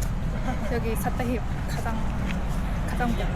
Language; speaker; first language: Korean; non-native, learner; Thai